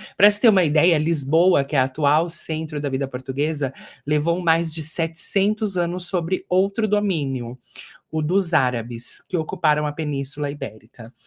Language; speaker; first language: Portuguese; native; Portuguese